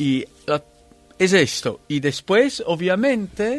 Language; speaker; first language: Spanish; non-native, fluent; Italian